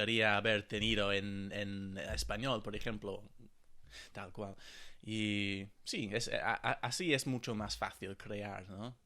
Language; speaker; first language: Spanish; non-native, fluent; English